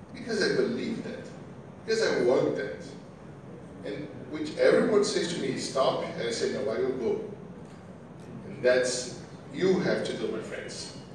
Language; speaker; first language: English; non-native, learner; Portuguese